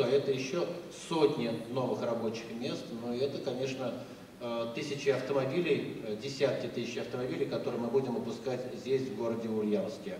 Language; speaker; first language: Russian; native; Russian